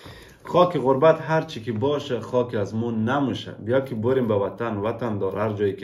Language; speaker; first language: Persian; native; Persian